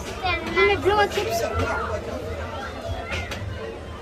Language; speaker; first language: Swedish; early bilingual, other home language; Filipino